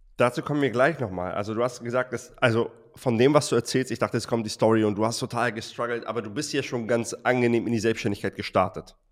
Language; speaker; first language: German; native; German